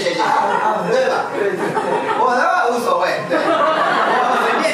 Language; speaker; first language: Chinese; non-native, fluent; Japanese